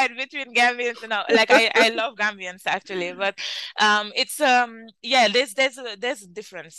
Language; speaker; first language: English; non-native, fluent; Wolof